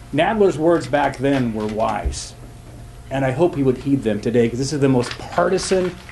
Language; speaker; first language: English; native; English